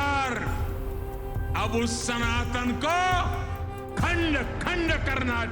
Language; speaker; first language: Hindi; native; Hindi